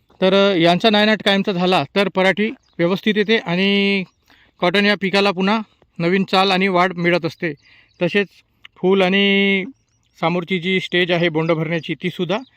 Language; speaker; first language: Marathi; native; Marathi